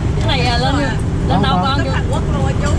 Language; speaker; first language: Vietnamese; native; Vietnamese